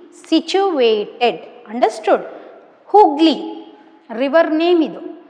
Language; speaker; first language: English; non-native, local second language; Kannada